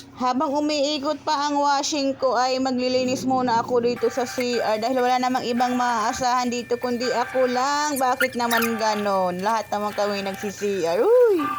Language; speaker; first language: Filipino; non-native, local second language; Waray